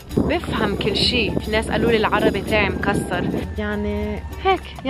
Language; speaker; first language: Arabic; early bilingual, heritage; French